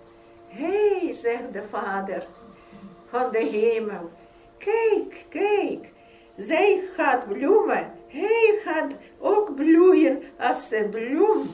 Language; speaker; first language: Dutch; non-native, fluent; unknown